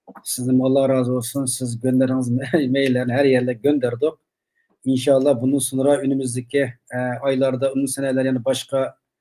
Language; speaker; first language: Turkish; non-native, learner; Uyghur